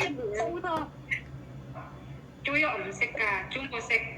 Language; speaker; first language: Cantonese; non-native, learner; Indonesian